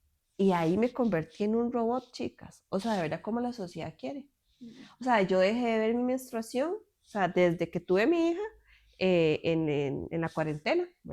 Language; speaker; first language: Spanish; native; Spanish